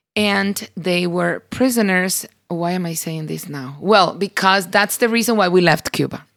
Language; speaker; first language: English; early bilingual, other home language; Spanish